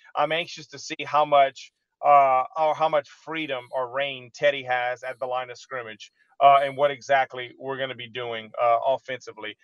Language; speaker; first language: English; native; English